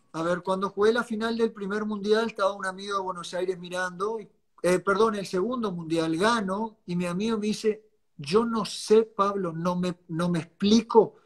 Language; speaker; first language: Spanish; native; Spanish